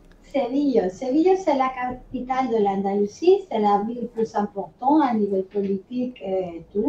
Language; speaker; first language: French; non-native, fluent; Spanish